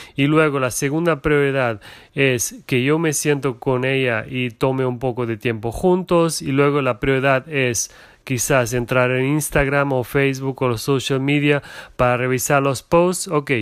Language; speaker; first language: Spanish; non-native, fluent; German